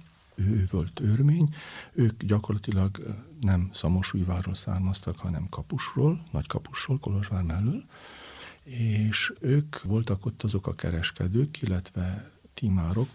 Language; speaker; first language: Hungarian; native; Hungarian